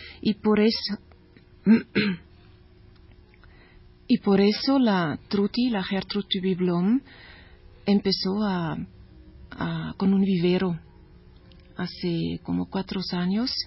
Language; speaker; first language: Spanish; non-native, learner; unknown